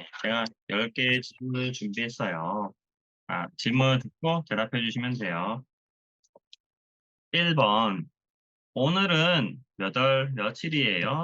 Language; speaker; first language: Korean; non-native, fluent; Thai